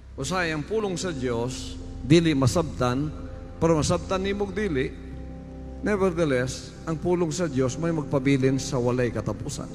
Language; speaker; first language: Cebuano; native; Cebuano